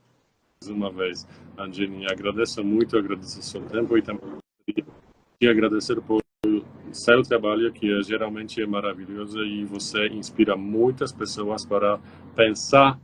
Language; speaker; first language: Portuguese; non-native, learner; Polish